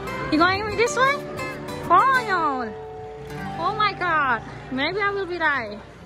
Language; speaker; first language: English; non-native, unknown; Indonesian